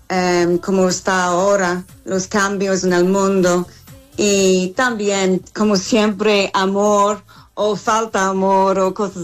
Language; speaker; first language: Spanish; non-native, fluent; English